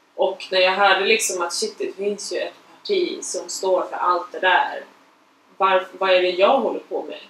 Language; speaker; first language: Swedish; native; Swedish